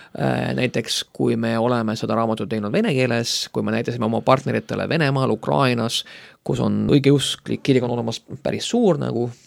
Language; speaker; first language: Estonian; non-native, local second language; Russian